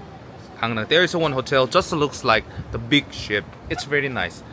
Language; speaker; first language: English; non-native, learner; Korean